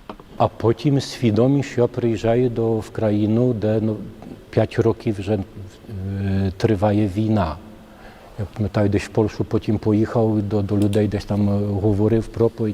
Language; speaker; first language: Ukrainian; non-native, fluent; Polish